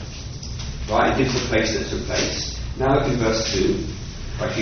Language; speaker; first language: English; native; English